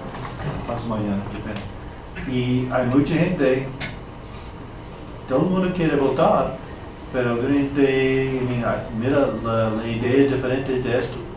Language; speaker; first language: Spanish; non-native, fluent; English